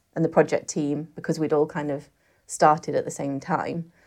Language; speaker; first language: English; native; English